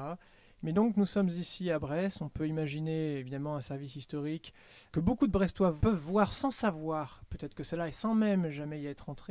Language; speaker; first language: French; native; French